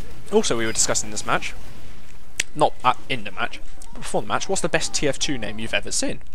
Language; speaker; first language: English; native; English